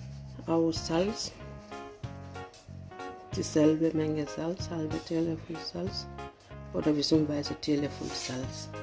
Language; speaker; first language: German; non-native, learner; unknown